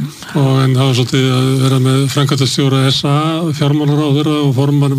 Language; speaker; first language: Icelandic; native; Icelandic